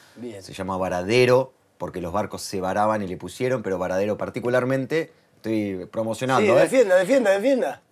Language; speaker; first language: Spanish; native; Spanish